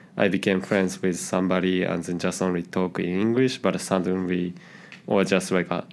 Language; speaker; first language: English; non-native, learner; Japanese